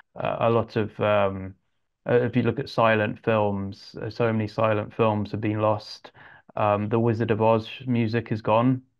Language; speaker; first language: English; native; English